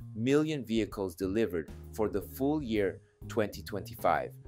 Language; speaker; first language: English; non-native, fluent; Japanese